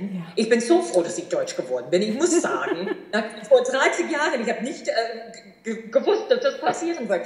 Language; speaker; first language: German; non-native, fluent; English